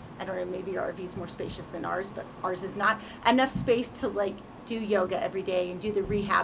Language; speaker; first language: English; native; English